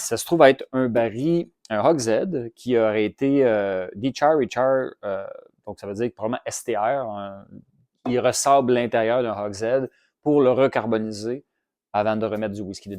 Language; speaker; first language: French; native; French